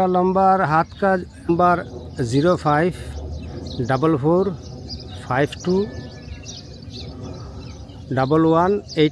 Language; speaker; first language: Hindi; non-native, fluent; Pashto